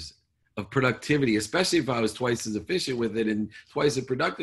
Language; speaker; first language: English; native; English